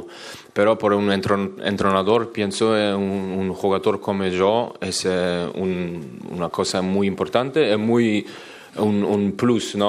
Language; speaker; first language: Spanish; non-native, fluent; German